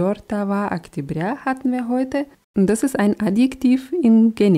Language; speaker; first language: German; non-native, fluent; Russian